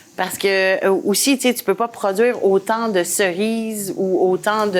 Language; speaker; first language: French; native; French